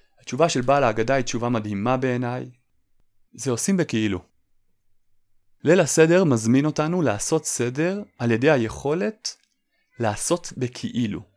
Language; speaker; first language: Hebrew; native; Hebrew